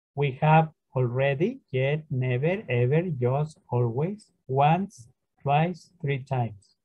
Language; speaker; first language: English; non-native, fluent; Spanish